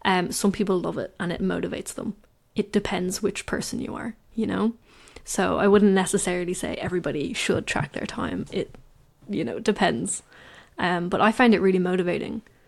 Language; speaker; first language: English; native; English